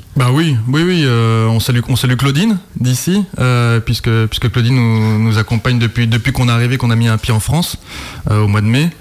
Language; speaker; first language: French; native; French